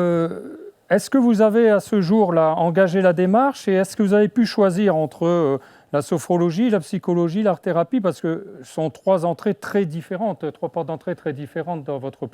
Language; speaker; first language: French; native; French